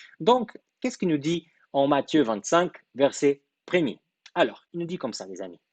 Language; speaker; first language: French; non-native, fluent; Portuguese